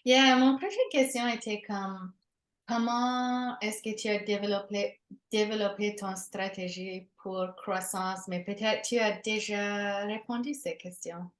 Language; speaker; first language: French; non-native, local second language; English